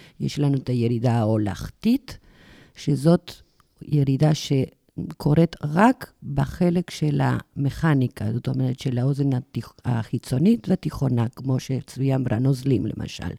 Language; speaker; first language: Hebrew; non-native, fluent; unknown